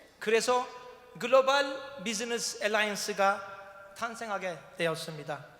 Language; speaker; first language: Korean; non-native, fluent; Turkish